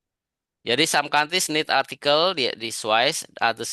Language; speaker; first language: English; non-native, fluent; Indonesian